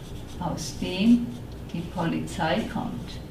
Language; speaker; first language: German; non-native, fluent; English